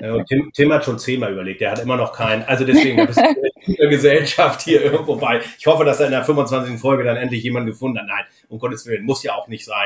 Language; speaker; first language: German; native; German